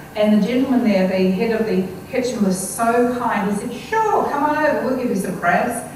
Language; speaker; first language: English; native; English